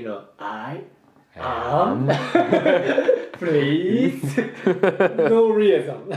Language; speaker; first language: English; non-native, fluent; Japanese